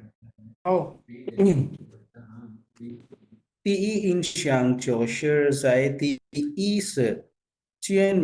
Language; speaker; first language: Chinese; non-native, learner; Urdu